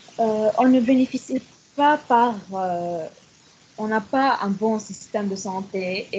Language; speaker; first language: French; non-native, learner; Arabic